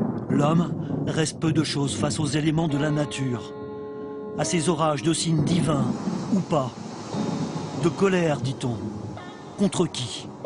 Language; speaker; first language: French; native; French